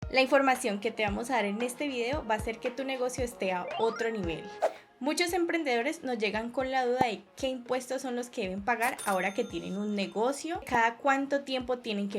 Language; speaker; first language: Spanish; native; Spanish